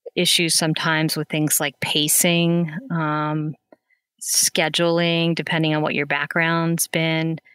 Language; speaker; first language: English; native; English